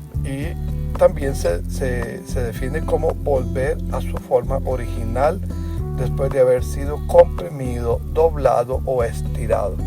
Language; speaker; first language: Spanish; native; Spanish